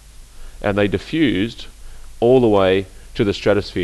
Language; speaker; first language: English; native; English